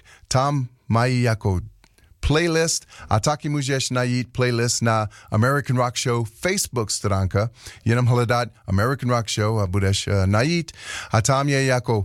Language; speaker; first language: Czech; non-native, learner; English